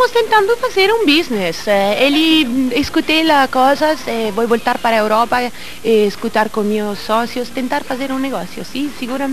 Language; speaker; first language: Portuguese; non-native, learner; Italian